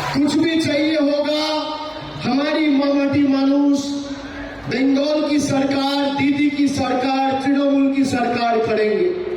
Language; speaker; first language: Hindi; non-native, local second language; Bangla